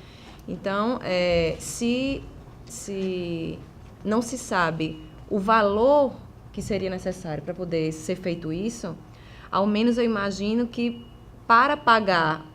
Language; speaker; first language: Portuguese; native; Portuguese